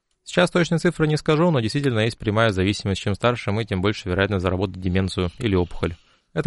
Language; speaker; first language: Russian; native; Russian